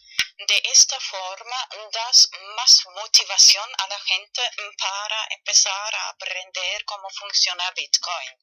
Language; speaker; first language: Spanish; non-native, fluent; German